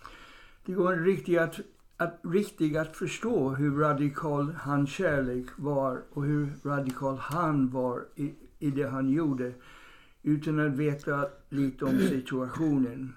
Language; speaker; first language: Swedish; non-native, fluent; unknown